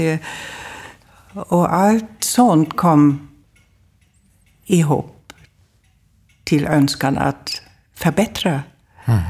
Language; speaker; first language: Swedish; non-native, fluent; German